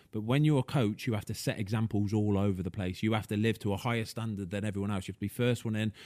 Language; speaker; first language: English; native; English